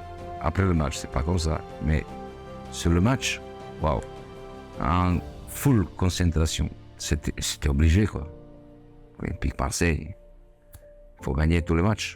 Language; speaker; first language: French; non-native, fluent; Serbian